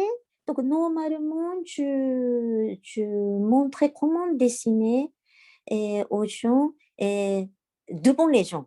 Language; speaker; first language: French; non-native, learner; Japanese